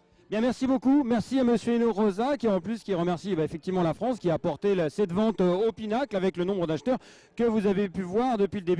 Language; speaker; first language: French; native; French